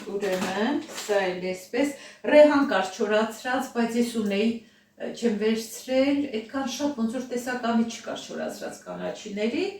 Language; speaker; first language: Armenian; native; Armenian